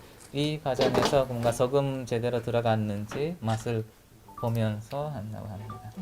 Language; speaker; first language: Korean; non-native, learner; Hungarian